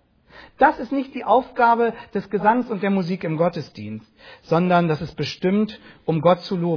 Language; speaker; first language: German; native; German